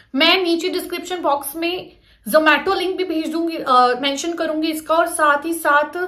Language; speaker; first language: Hindi; native; Hindi